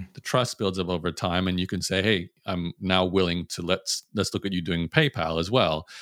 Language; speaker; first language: English; native; English